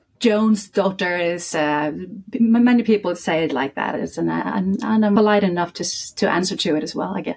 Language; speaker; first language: English; non-native, fluent; Icelandic